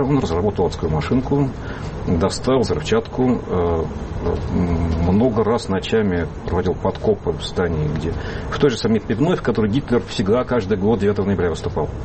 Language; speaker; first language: Russian; native; Russian